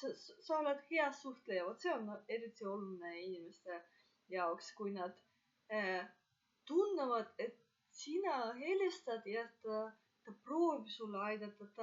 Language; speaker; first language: Estonian; non-native, local second language; Russian